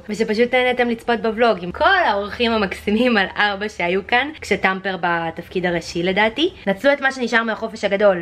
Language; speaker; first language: Hebrew; native; Hebrew